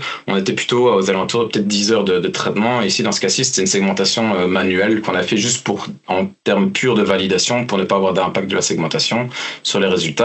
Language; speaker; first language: French; native; French